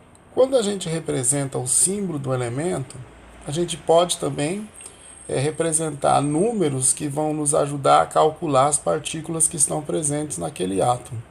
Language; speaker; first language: Portuguese; native; Portuguese